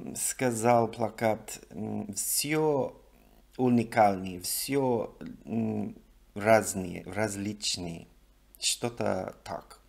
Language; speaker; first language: Russian; non-native, learner; English